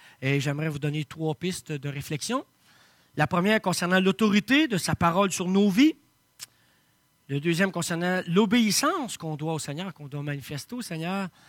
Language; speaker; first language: French; native; French